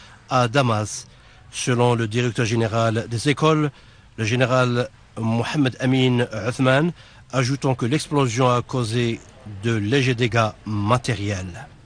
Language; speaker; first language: French; non-native, fluent; Arabic